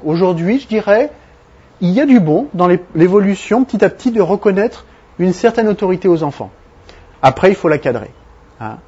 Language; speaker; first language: French; native; French